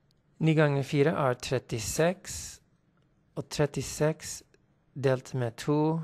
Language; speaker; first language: Norwegian; non-native, fluent; English